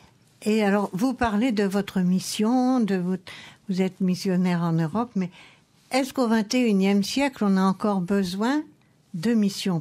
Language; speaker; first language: French; native; French